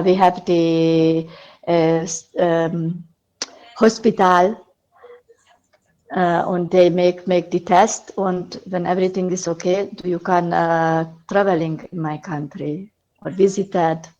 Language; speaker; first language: English; non-native, learner; Hungarian